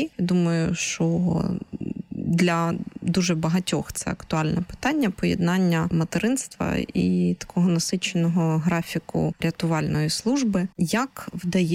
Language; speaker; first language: Ukrainian; native; Ukrainian